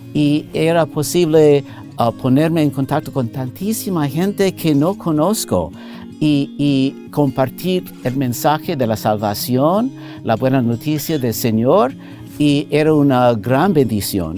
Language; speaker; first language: Spanish; non-native, fluent; English